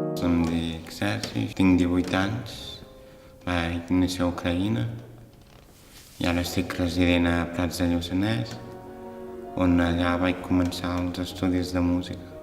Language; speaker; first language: Catalan; early bilingual, other home language; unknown